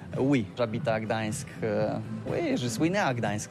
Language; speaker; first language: French; non-native, learner; Polish